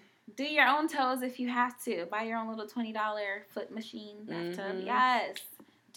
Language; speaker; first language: English; non-native, fluent; Haitian Creole